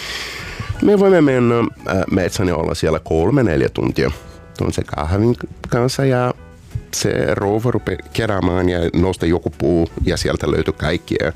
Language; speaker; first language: Finnish; non-native, learner; Portuguese